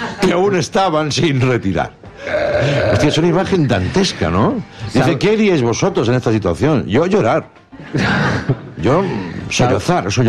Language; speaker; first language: Spanish; native; Spanish